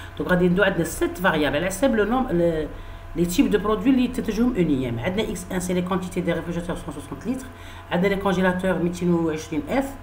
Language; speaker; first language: French; non-native, local second language; Arabic